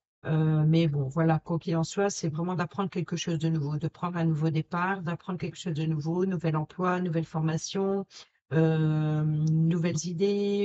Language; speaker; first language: French; native; French